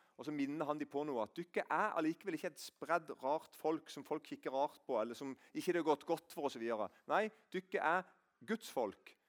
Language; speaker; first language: Norwegian; native; Norwegian